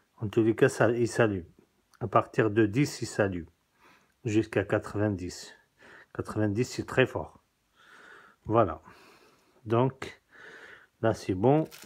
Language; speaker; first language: French; non-native, local second language; Kabyle